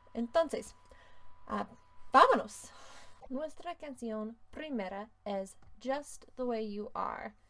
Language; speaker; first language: Spanish; non-native, fluent; English